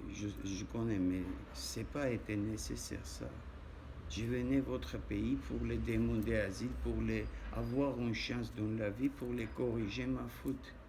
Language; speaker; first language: French; non-native, learner; Armenian